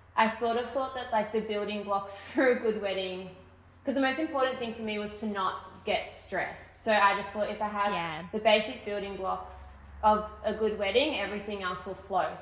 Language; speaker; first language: English; native; English